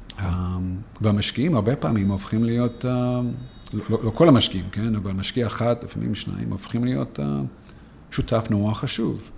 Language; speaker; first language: Hebrew; non-native, fluent; English